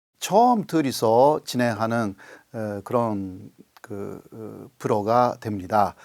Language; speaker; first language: Korean; non-native, fluent; Japanese